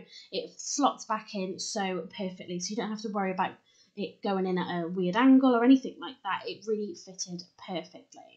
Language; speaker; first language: English; native; English